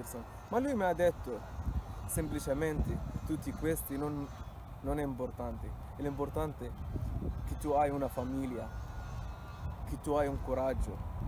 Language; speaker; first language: Italian; non-native, fluent; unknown